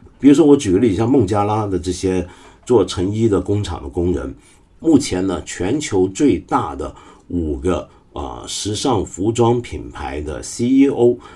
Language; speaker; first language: Chinese; non-native, local second language; Cantonese